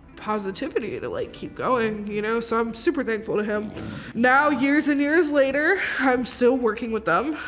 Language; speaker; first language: English; native; English